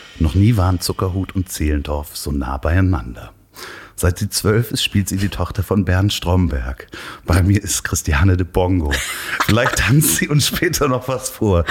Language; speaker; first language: German; native; German